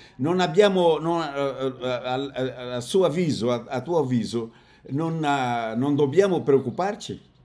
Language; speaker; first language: Italian; non-native, fluent; Portuguese